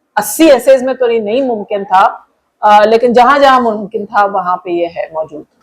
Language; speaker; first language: Urdu; native; Urdu